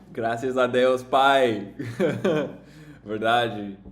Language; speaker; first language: Portuguese; non-native, learner; English